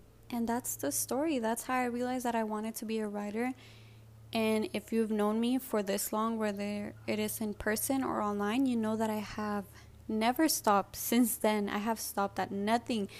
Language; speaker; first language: English; early bilingual, other home language; Spanish